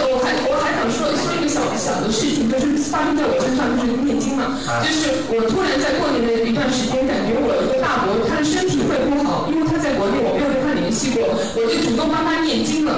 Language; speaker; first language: Chinese; native; Chinese